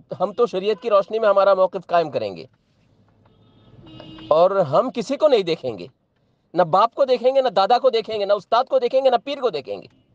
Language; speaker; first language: Hindi; non-native, local second language; Bangla